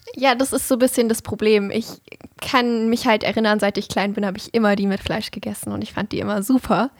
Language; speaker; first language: German; native; German